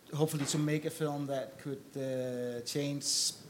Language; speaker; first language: English; non-native, fluent; Danish